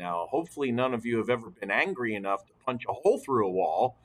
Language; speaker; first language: English; native; English